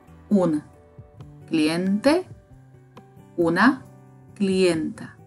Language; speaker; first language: Spanish; non-native, fluent; Slovak